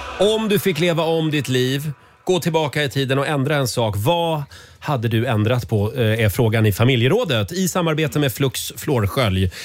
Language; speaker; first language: Swedish; native; Swedish